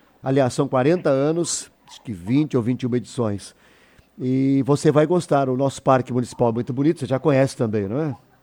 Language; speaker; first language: Portuguese; native; Portuguese